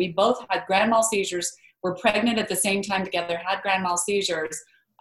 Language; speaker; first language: English; native; English